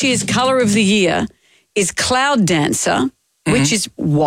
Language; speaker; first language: English; native; English